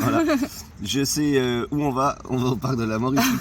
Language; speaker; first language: French; native; French